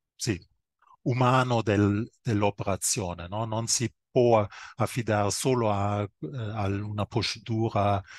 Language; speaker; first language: Italian; non-native, fluent; German